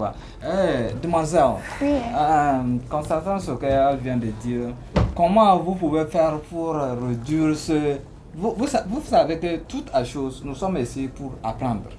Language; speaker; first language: French; non-native, learner; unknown